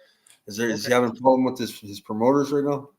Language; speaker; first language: English; native; English